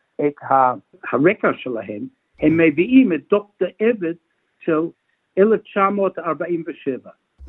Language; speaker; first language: Hebrew; non-native, fluent; English